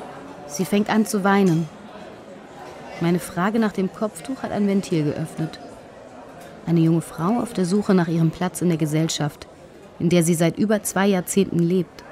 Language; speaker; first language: German; native; German